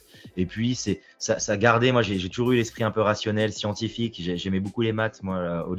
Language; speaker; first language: French; native; French